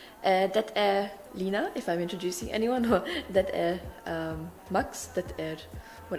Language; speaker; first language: Swedish; non-native, learner; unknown